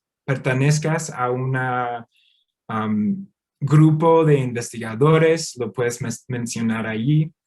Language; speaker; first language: Spanish; non-native, fluent; English